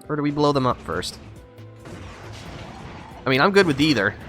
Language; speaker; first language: English; native; English